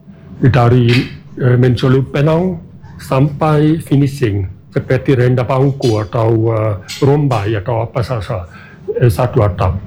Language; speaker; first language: Indonesian; non-native, fluent; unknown